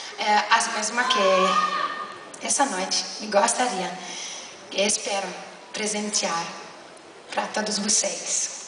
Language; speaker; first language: Portuguese; non-native, learner; Italian